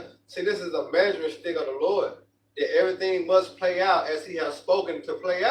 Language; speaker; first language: English; native; English